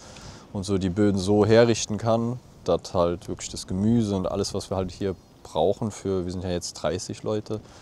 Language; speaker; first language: German; native; German